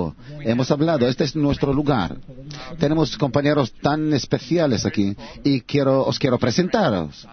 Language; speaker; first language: Spanish; non-native, learner; Hebrew